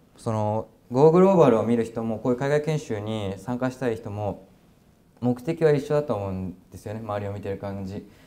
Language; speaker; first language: Japanese; native; Japanese